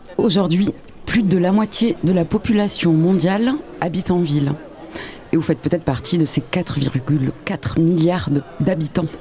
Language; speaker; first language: French; native; French